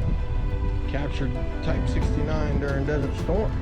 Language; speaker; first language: English; native; English